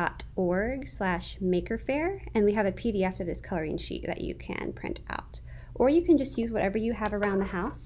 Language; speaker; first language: English; native; English